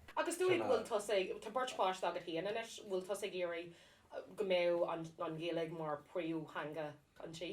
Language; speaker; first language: Irish; non-native, local second language; English